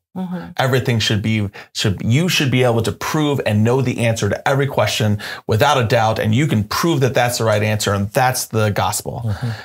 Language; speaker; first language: English; native; English